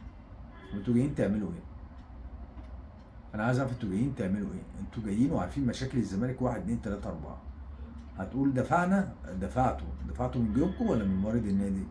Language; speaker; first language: Arabic; native; Arabic